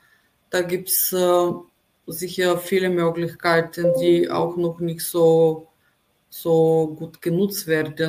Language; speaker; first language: German; non-native, fluent; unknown